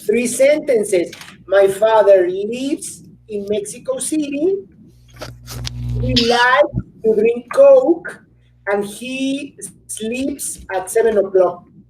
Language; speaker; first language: English; non-native, fluent; Spanish